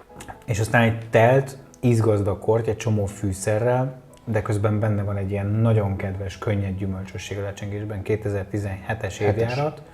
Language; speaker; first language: Hungarian; native; Hungarian